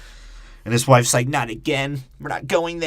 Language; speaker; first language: English; native; English